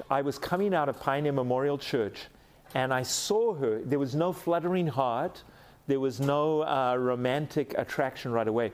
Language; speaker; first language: English; native; English